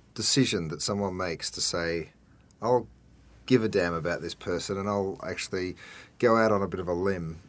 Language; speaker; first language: English; native; English